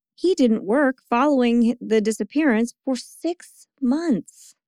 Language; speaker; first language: English; native; English